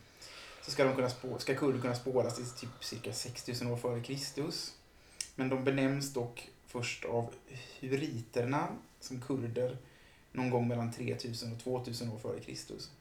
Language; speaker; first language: Swedish; native; Swedish